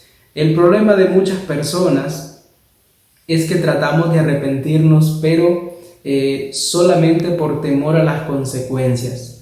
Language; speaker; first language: Spanish; native; Spanish